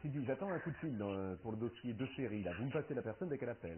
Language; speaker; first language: French; native; French